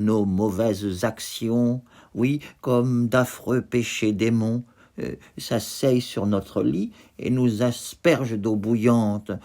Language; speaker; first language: French; native; French